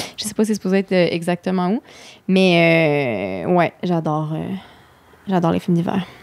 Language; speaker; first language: French; native; French